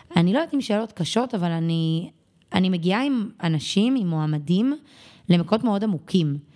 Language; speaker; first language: Hebrew; native; Hebrew